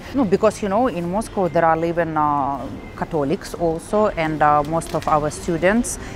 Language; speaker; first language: English; non-native, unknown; Russian